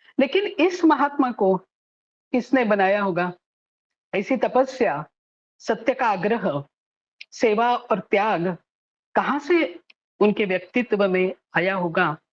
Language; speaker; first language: Hindi; non-native, local second language; Marathi